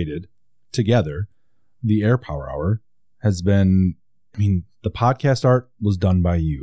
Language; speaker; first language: English; native; English